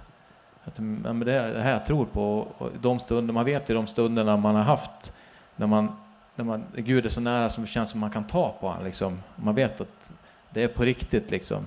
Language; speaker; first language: Swedish; native; Swedish